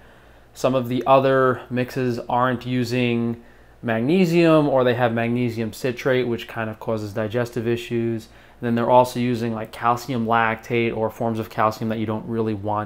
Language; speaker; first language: English; native; English